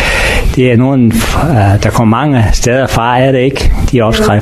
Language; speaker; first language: Danish; native; Danish